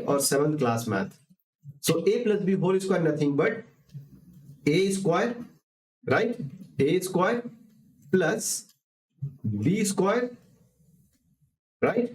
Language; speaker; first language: English; non-native, local second language; Hindi